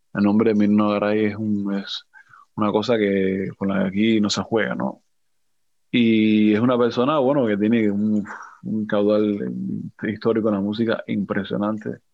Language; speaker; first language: Spanish; native; Spanish